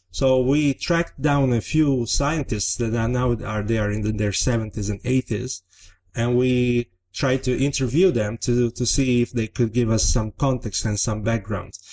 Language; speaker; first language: English; non-native, fluent; Italian